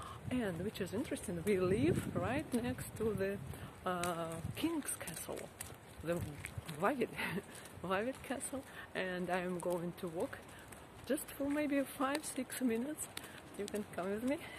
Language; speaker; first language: English; non-native, fluent; Russian